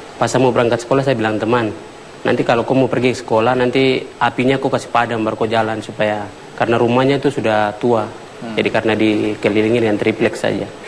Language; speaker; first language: Indonesian; non-native, local second language; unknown